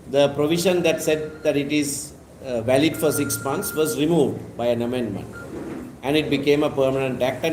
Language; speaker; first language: English; non-native, local second language; Tamil